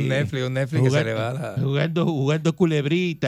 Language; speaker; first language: Spanish; native; Spanish